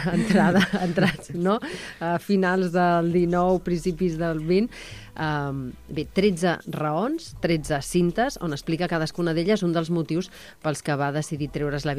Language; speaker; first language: Catalan; native; Catalan